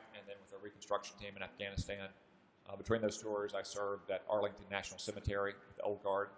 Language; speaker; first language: English; native; English